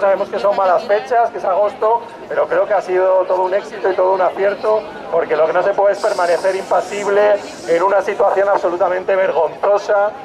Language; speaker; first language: Spanish; native; Spanish